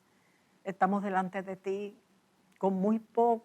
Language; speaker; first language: Spanish; native; Spanish